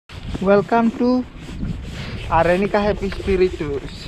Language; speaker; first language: English; non-native, learner; Indonesian